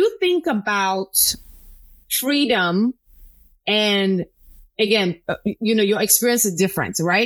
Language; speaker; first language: English; non-native, local second language; Yoruba